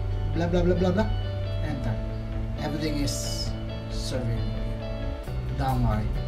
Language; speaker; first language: English; non-native, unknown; Indonesian